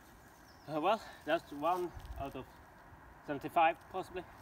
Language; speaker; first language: English; non-native, fluent; Swedish